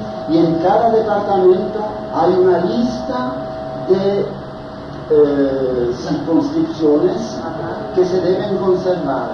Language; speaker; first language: Spanish; non-native, fluent; French